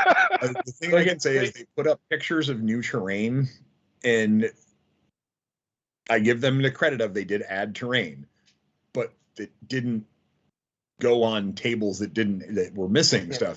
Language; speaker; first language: English; native; English